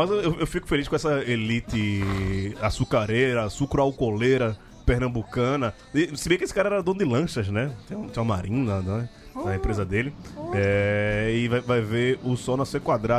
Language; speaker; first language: Portuguese; native; Portuguese